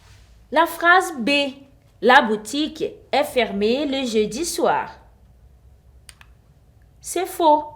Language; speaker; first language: French; non-native, fluent; Portuguese